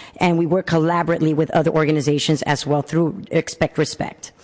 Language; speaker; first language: English; native; English